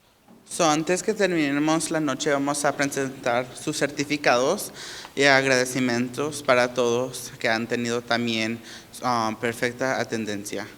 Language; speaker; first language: Spanish; early bilingual, heritage; Spanish